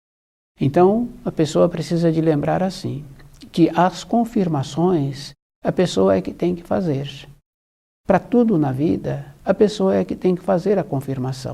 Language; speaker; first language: Portuguese; native; Portuguese